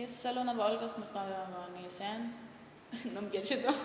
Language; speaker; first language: Italian; non-native, learner; Greek